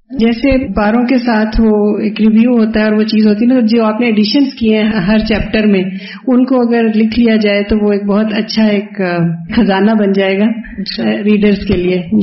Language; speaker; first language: Urdu; native; Urdu